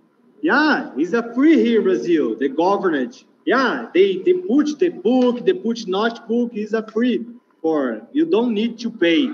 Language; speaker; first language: English; non-native, learner; Portuguese